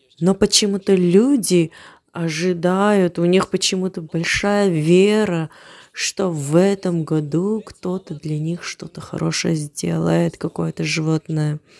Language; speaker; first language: Russian; non-native, fluent; Armenian